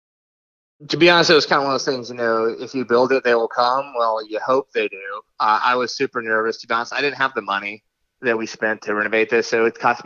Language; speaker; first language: English; native; English